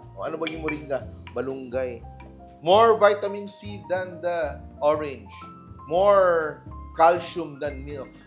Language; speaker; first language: Filipino; non-native, local second language; Cebuano